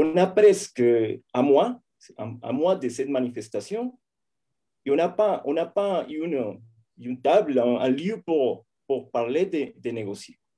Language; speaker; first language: French; non-native, fluent; Spanish